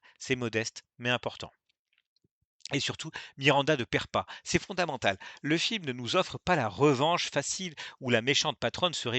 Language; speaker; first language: French; native; French